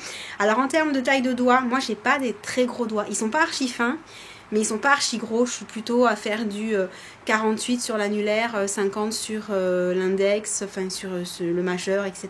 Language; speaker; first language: French; native; French